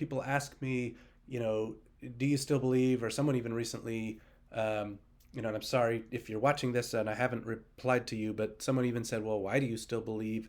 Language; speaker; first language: English; native; English